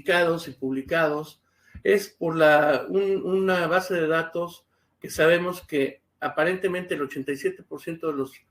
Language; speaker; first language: Spanish; native; Spanish